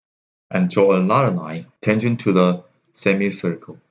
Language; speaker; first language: English; non-native, fluent; Chinese